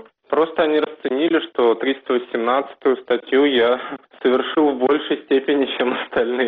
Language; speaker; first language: Russian; native; Russian